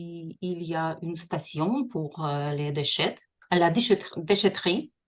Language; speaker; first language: French; non-native, learner; Russian